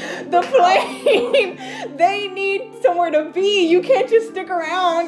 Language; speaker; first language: English; native; English